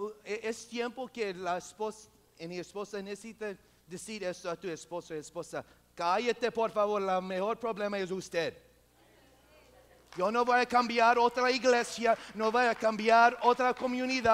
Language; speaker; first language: Spanish; non-native, local second language; English